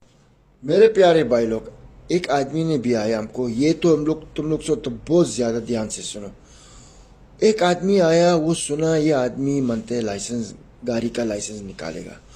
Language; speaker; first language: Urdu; non-native, local second language; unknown